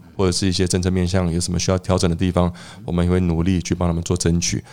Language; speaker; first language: Chinese; native; Chinese